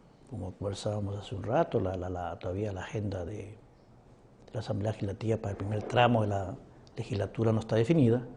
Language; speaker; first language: Spanish; native; Spanish